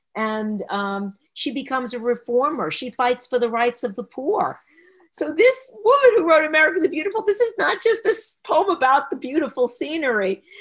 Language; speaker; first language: English; native; English